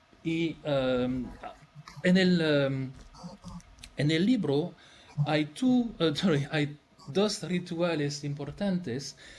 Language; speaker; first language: Spanish; non-native, fluent; French